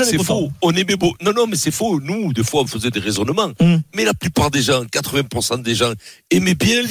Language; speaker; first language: French; native; French